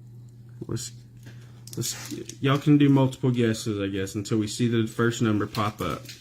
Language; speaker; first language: English; native; English